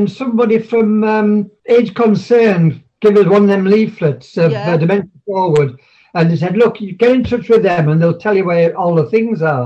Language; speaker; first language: English; native; English